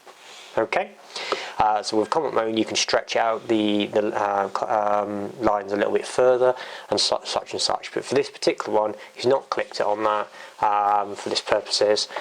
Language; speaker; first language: English; native; English